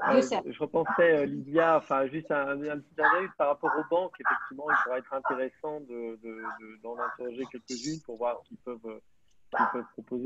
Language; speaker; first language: French; native; French